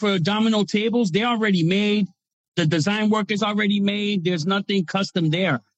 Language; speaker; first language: English; native; English